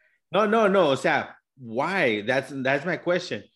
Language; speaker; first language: English; early bilingual, other home language; Spanish